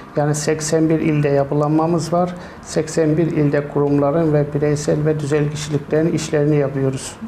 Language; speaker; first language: Turkish; native; Turkish